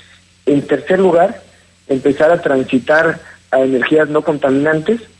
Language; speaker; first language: Spanish; native; Spanish